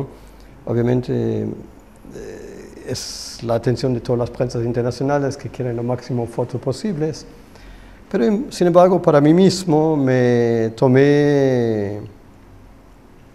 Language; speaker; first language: Spanish; non-native, fluent; German